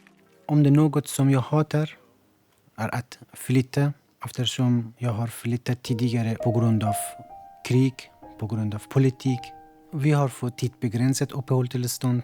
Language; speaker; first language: Swedish; non-native, learner; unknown